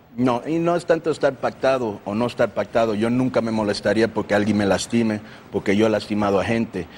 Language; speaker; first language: Spanish; early bilingual, heritage; Spanish